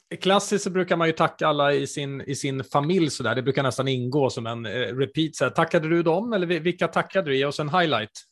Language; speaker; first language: Swedish; native; Swedish